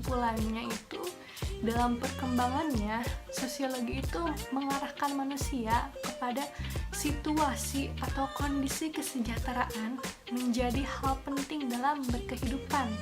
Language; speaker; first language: Indonesian; native; Indonesian